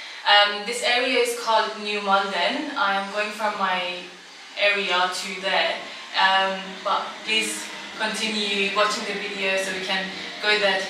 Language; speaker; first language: English; non-native, fluent; Persian